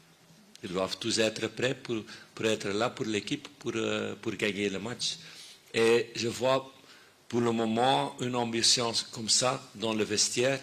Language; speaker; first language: French; non-native, fluent; Dutch